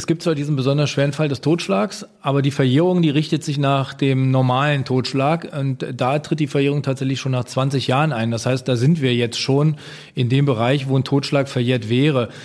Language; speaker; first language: German; native; German